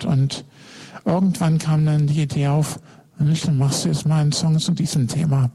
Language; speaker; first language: German; native; German